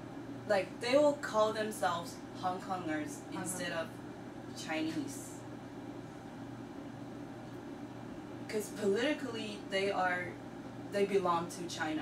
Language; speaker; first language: English; non-native, learner; Chinese